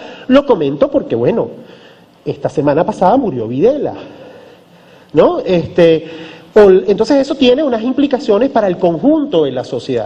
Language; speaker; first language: Spanish; native; Spanish